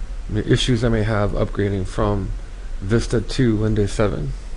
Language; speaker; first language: English; native; English